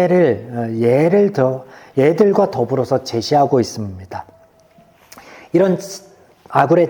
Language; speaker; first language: Korean; native; Korean